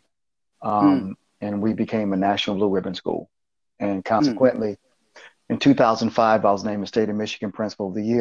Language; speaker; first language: English; native; English